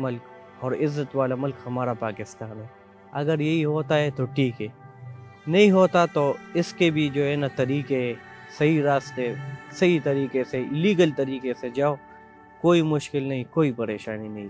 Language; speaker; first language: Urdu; non-native, local second language; Pashto